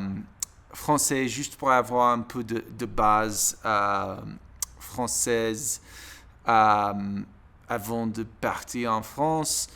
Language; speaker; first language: French; non-native, learner; English